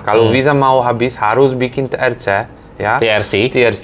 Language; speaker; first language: Indonesian; non-native, fluent; Polish